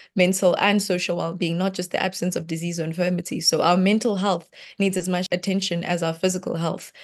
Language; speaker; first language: English; non-native, local second language; Venda